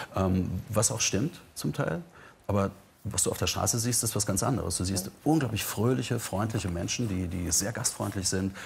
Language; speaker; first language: German; native; German